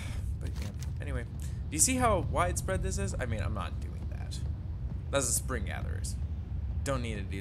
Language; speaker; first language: English; native; English